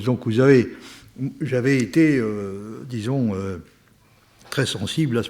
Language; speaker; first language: French; native; French